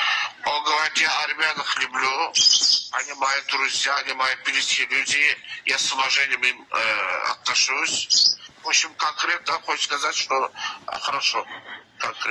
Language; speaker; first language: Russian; non-native, fluent; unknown